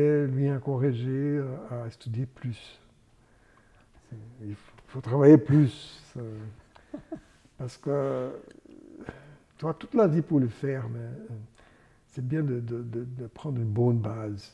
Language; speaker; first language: French; non-native, fluent; Portuguese